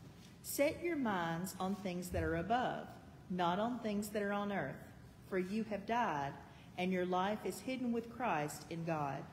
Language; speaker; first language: English; native; English